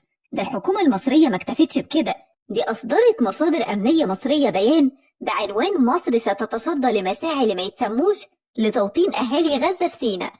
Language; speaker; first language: Arabic; native; Arabic